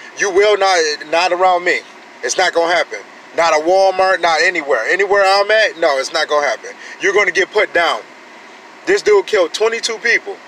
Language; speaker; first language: English; native; English